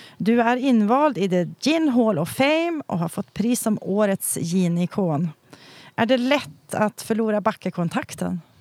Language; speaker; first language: Swedish; native; Swedish